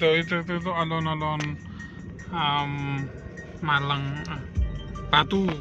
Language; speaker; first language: Indonesian; non-native, learner; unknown